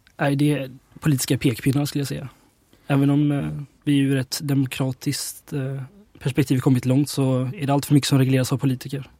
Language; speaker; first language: Swedish; early bilingual, other home language; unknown